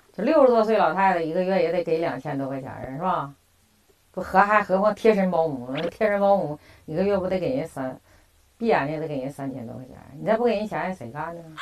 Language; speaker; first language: Chinese; native; Chinese